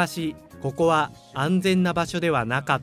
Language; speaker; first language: Japanese; non-native, learner; English